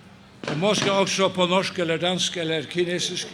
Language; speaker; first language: Norwegian; non-native, fluent; Faroese